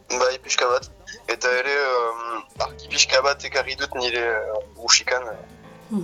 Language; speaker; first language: Basque; non-native, local second language; French